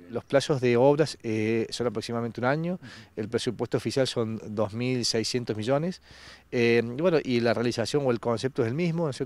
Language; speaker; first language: Spanish; native; Spanish